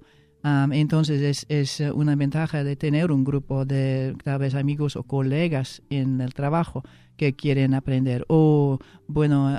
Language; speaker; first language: Spanish; non-native, fluent; English